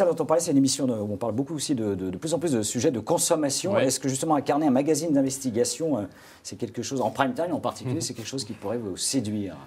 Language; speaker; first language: French; native; French